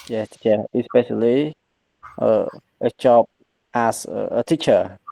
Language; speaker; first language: English; non-native, learner; Khmer